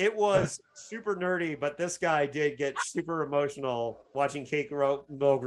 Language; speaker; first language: English; native; English